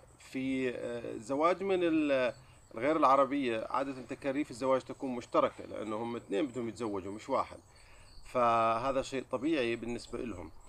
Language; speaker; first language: Arabic; native; Arabic